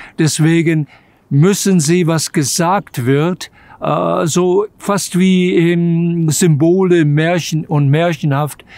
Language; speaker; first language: German; native; German